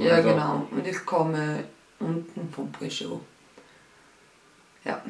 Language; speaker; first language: German; early bilingual, other home language; Albanian